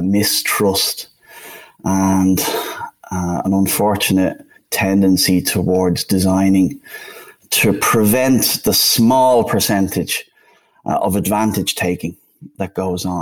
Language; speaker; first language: English; native; English